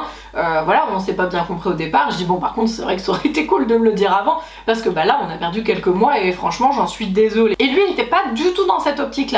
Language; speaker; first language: French; native; French